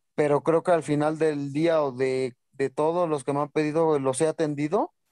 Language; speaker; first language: Spanish; native; Spanish